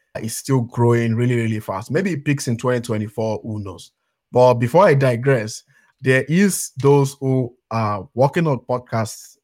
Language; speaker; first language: English; non-native, local second language; Yoruba